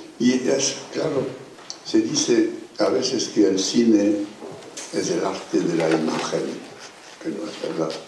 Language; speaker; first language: Spanish; non-native, fluent; French